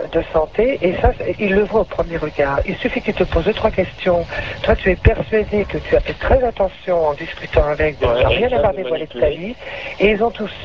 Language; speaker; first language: French; native; French